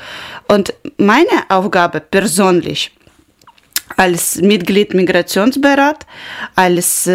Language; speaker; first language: German; non-native, learner; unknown